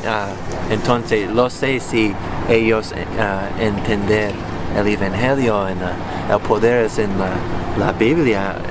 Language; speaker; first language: Spanish; non-native, learner; English